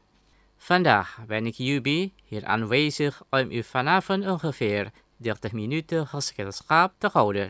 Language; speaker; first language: Dutch; non-native, learner; Indonesian